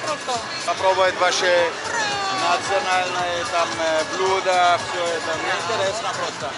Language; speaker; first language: Russian; non-native, fluent; English